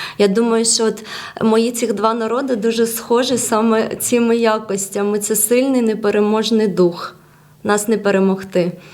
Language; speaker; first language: Ukrainian; non-native, fluent; Georgian